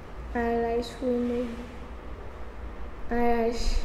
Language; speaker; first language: English; non-native, learner; Vietnamese